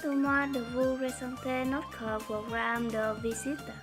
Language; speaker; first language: French; non-native, learner; Vietnamese